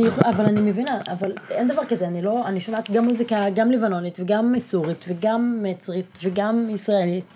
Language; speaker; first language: Hebrew; non-native, local second language; Arabic